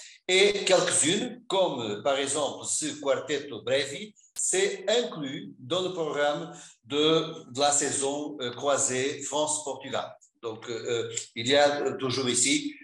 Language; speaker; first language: French; non-native, fluent; Portuguese